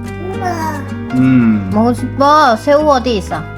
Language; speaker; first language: Korean; non-native, learner; Vietnamese